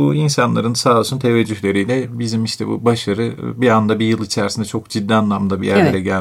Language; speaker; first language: Turkish; native; Turkish